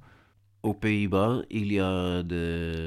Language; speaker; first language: French; non-native, learner; Dutch